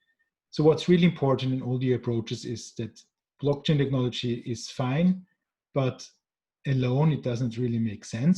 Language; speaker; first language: English; non-native, fluent; German